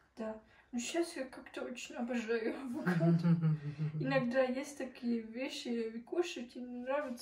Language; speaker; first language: Russian; early bilingual, heritage; Russian